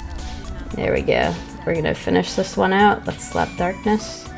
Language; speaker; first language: English; native; English